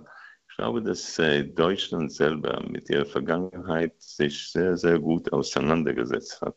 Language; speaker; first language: German; non-native, fluent; Hebrew